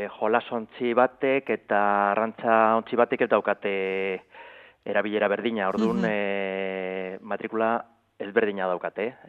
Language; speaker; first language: Basque; non-native, local second language; Spanish